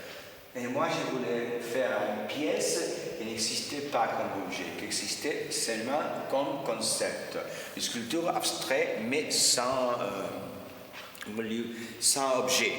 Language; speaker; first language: French; non-native, fluent; Spanish